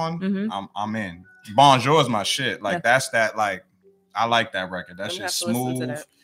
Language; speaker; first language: English; native; English